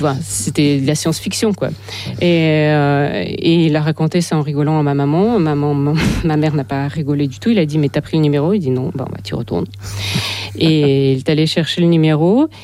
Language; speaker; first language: French; non-native, fluent; Russian